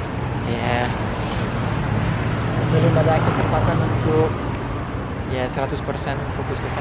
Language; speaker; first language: Indonesian; non-native, fluent; French